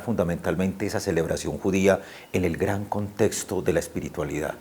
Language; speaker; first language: Spanish; native; Spanish